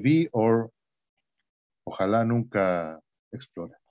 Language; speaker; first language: English; non-native, learner; Spanish